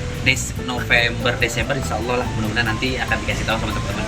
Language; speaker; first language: Indonesian; native; Indonesian